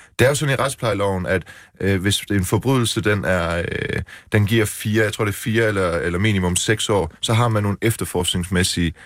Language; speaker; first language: Danish; early bilingual, other home language; Persian